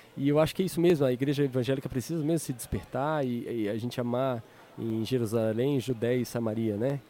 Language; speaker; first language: Portuguese; native; Portuguese